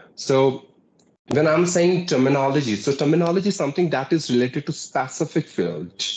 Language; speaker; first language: English; non-native, local second language; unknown